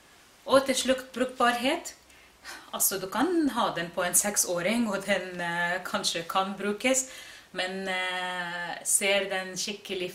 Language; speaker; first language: Norwegian; non-native, fluent; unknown